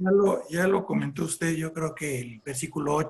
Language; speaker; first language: Spanish; native; Spanish